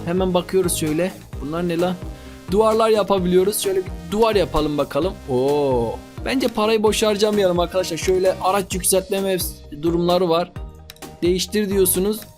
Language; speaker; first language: Turkish; native; Turkish